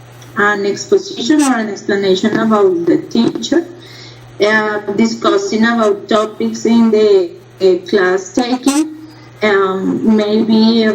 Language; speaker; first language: English; non-native, learner; Spanish